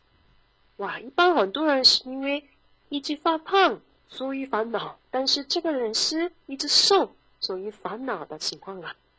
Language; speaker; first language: Chinese; non-native, fluent; Korean